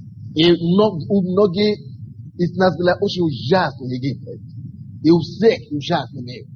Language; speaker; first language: Russian; non-native, fluent; Yoruba